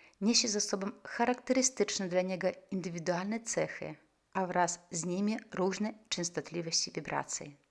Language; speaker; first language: Polish; non-native, fluent; Russian